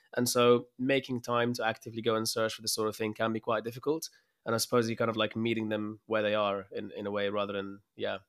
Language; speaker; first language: English; early bilingual, other home language; Arabic